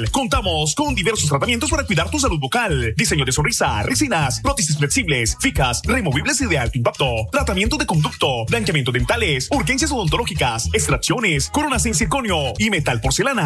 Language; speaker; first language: Spanish; native; Spanish